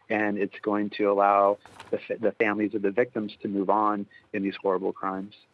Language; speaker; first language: English; native; English